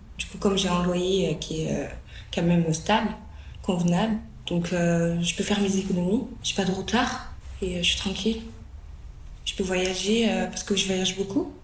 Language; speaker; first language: French; early bilingual, other home language; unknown